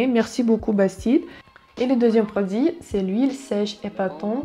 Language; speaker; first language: French; non-native, learner; Russian